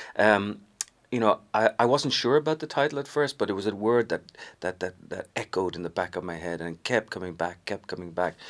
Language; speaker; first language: English; native; English